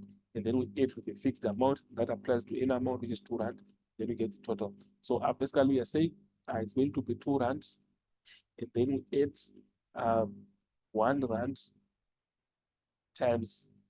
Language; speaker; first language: English; non-native, local second language; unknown